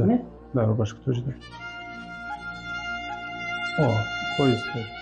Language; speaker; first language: Russian; non-native, local second language; Tajik